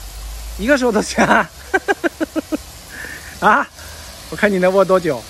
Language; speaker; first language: Chinese; native; Chinese